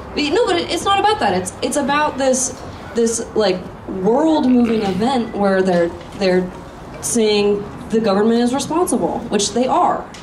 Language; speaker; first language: English; native; English